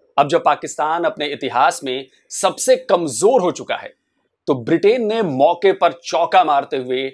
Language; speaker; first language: Hindi; native; Hindi